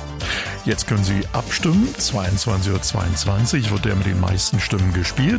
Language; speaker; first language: German; native; German